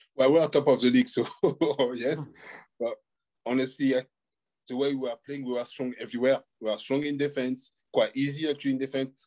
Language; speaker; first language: English; non-native, fluent; French